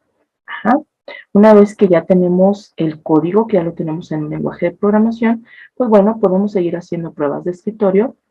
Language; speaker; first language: Spanish; native; Spanish